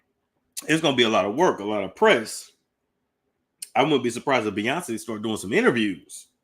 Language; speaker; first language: English; native; English